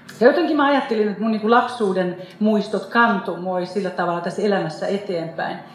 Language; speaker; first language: Finnish; native; Finnish